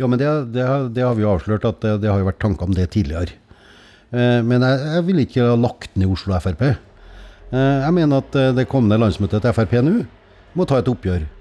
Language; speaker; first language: Norwegian; native; Norwegian